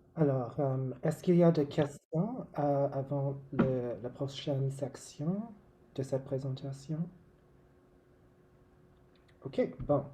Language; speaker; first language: French; non-native, local second language; English